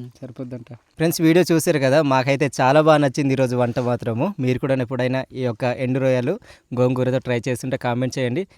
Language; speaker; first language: Telugu; non-native, local second language; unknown